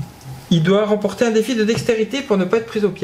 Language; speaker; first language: French; native; French